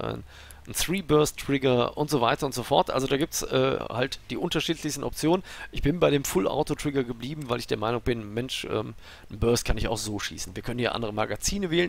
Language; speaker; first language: German; native; German